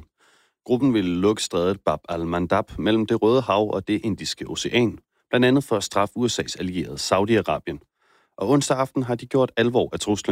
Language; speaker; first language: Danish; native; Danish